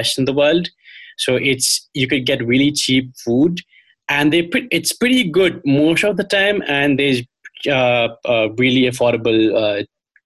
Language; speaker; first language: English; non-native, local second language; Khasi